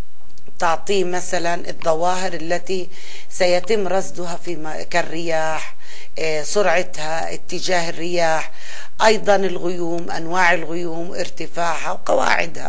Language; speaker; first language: Arabic; native; Arabic